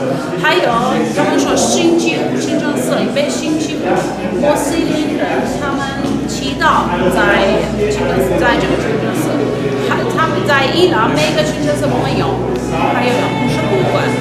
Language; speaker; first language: Chinese; non-native, learner; Persian